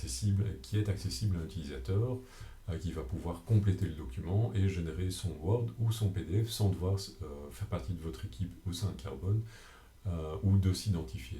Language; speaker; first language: French; native; French